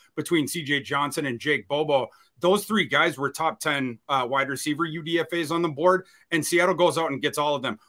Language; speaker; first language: English; native; English